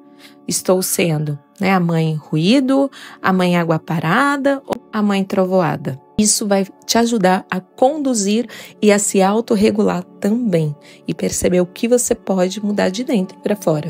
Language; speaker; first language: Portuguese; native; Portuguese